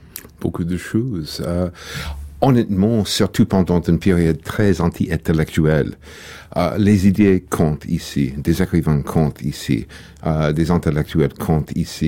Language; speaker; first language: French; non-native, fluent; English